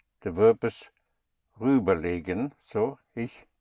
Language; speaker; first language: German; non-native, fluent; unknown